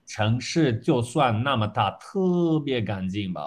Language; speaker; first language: Chinese; non-native, fluent; Italian